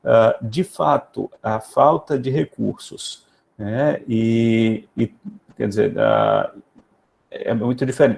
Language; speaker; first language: Portuguese; native; Portuguese